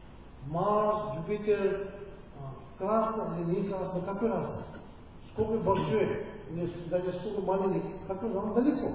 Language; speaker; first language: Russian; non-native, learner; Tibetan